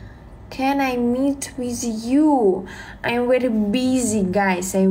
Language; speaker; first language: English; non-native, learner; Russian